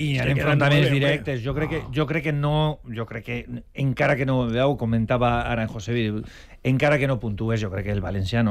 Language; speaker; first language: Catalan; native; Catalan